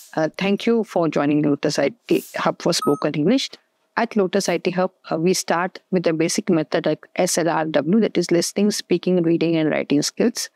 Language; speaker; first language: English; non-native, fluent; Hindi